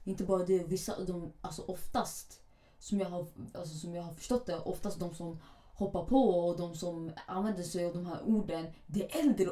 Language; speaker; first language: Swedish; early bilingual, other home language; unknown